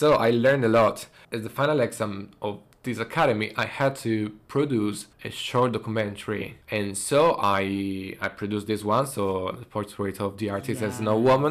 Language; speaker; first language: English; non-native, fluent; Italian